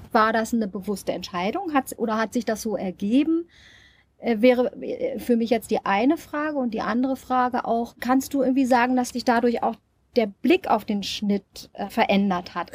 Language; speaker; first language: German; native; German